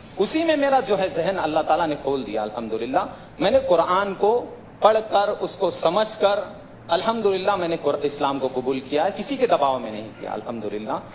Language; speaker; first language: Hindi; native; Hindi